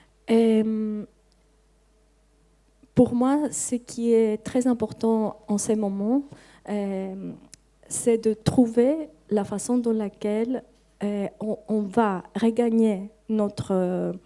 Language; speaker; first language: French; non-native, fluent; Greek